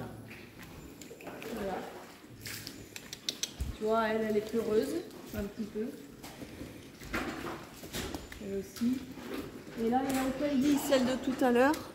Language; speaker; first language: French; native; French